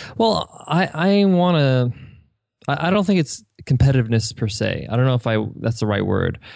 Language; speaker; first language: English; native; English